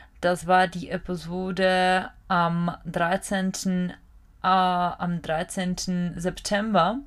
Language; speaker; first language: German; non-native, fluent; Czech